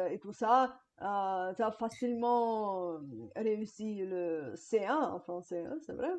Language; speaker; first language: French; non-native, fluent; Bulgarian